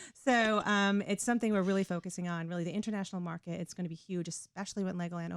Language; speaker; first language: English; native; English